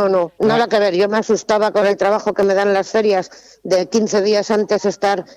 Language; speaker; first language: Spanish; native; Spanish